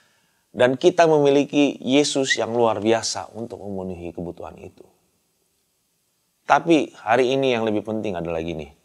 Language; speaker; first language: Indonesian; native; Indonesian